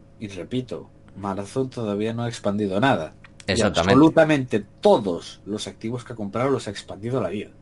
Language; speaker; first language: Spanish; native; Spanish